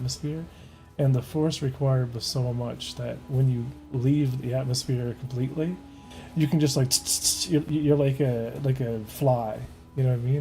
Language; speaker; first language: English; native; English